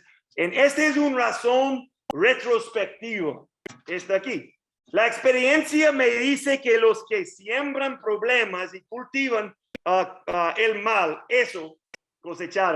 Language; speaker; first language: Spanish; non-native, learner; English